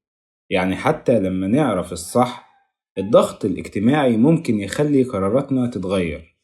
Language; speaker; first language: Arabic; native; Arabic